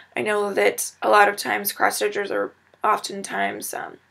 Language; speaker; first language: English; native; English